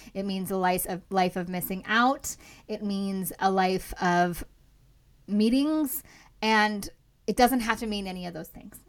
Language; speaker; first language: English; native; English